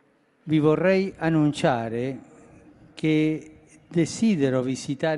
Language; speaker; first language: Italian; non-native, fluent; Spanish